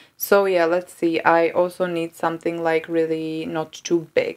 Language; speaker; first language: English; non-native, fluent; Czech